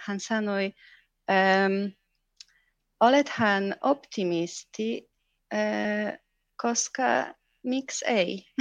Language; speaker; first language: Finnish; non-native, fluent; Polish